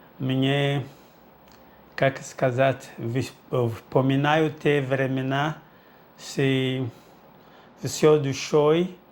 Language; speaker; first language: Russian; non-native, fluent; Portuguese